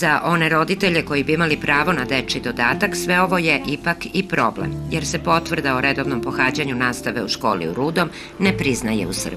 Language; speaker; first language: Serbian; native; Serbian